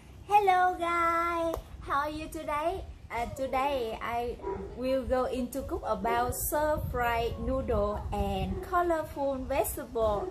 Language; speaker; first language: English; non-native, learner; Vietnamese